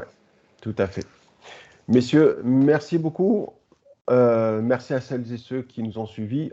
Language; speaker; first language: French; native; French